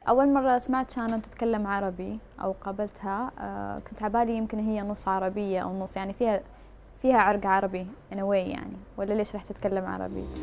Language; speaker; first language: Arabic; native; Arabic